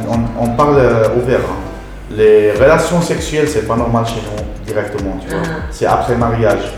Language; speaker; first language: French; non-native, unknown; Arabic